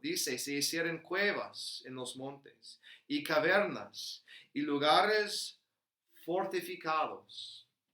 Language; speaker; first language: Spanish; non-native, fluent; English